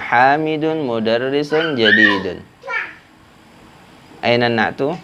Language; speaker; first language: Arabic; non-native, fluent; Indonesian